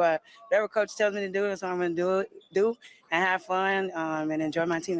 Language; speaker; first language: English; native; English